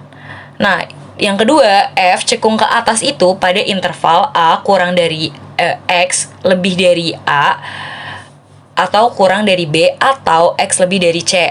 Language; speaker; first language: Indonesian; native; Indonesian